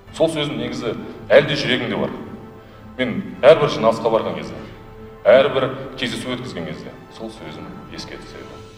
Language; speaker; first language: Kazakh; non-native, local second language; Russian